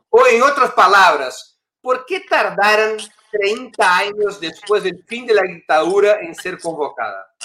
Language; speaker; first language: Spanish; non-native, fluent; Portuguese